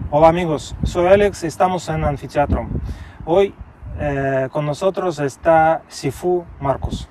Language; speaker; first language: Spanish; non-native, fluent; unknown